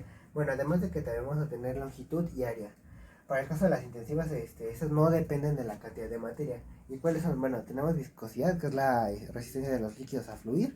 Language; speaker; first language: Spanish; native; Spanish